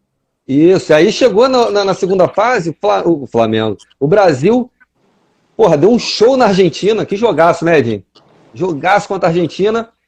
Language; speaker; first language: Portuguese; native; Portuguese